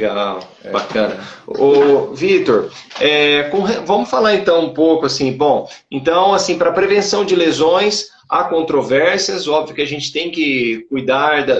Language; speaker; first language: Portuguese; native; Portuguese